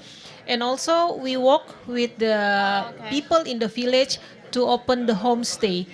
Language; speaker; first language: English; non-native, fluent; Indonesian